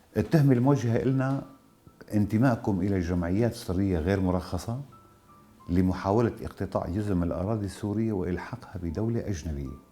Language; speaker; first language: Arabic; non-native, local second language; Kurdish